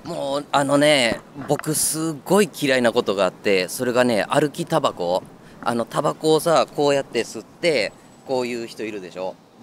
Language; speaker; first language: Japanese; native; Japanese